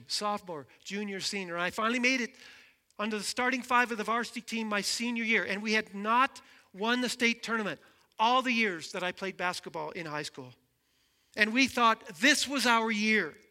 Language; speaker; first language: English; native; English